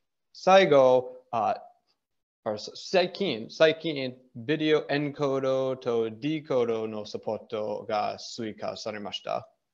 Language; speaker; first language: Japanese; non-native, learner; English